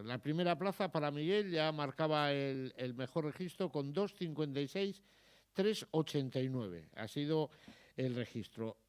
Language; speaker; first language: Spanish; native; Spanish